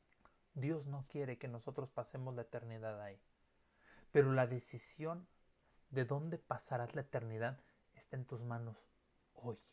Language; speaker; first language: Spanish; native; Spanish